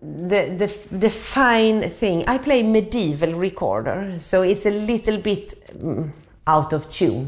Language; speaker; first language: English; non-native, fluent; Swedish